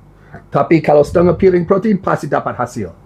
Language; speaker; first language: Indonesian; non-native, learner; English